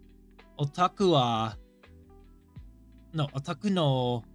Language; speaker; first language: Japanese; non-native, learner; English